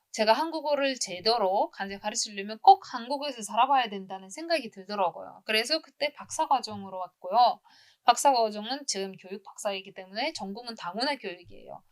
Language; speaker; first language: Korean; non-native, fluent; Uzbek